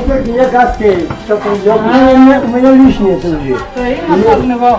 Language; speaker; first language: Russian; non-native, learner; Tajik